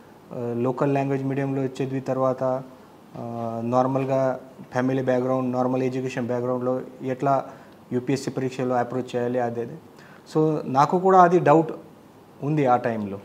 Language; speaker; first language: Telugu; non-native, learner; Marathi